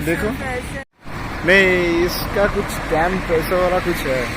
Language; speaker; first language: Hindi; non-native, local second language; Bangla